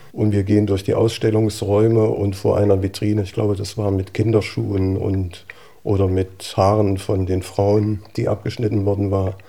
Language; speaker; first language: German; native; German